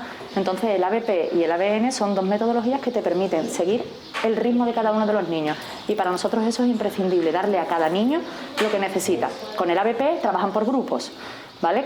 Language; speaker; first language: Spanish; native; Spanish